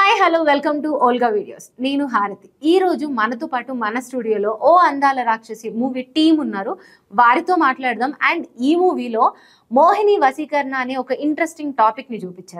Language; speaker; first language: Telugu; native; Telugu